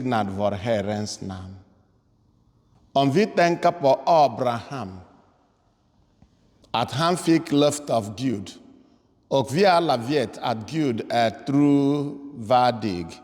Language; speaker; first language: Swedish; non-native, fluent; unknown